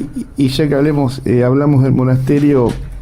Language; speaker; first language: Spanish; native; Spanish